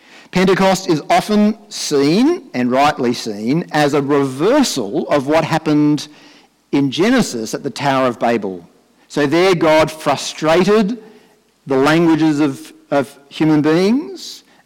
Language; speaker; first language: English; native; English